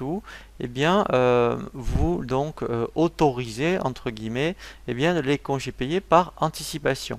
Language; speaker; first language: French; native; French